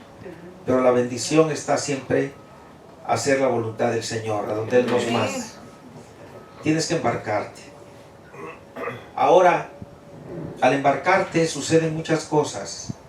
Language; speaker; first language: Spanish; native; Spanish